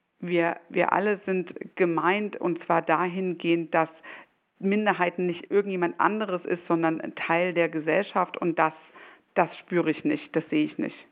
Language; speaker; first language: German; native; German